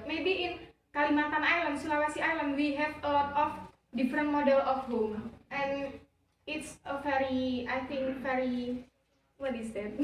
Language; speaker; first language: English; non-native, learner; Javanese